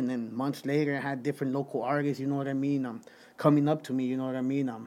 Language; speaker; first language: English; early bilingual, other home language; Spanish